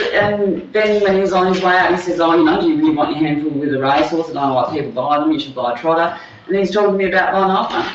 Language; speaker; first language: English; native; English